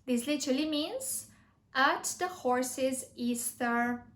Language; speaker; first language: English; non-native, fluent; Romanian